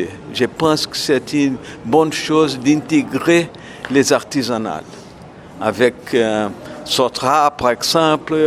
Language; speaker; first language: French; non-native, learner; Portuguese